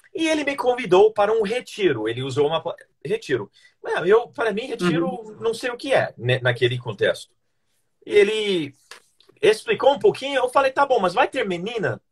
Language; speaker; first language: Portuguese; non-native, fluent; English